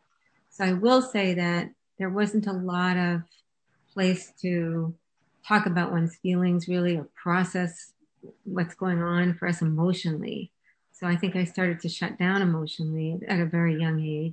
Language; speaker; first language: English; native; English